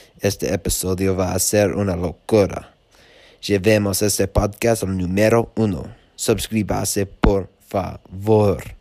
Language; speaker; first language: Spanish; non-native, learner; English